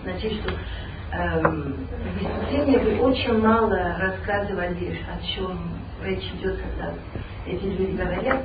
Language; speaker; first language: Russian; non-native, learner; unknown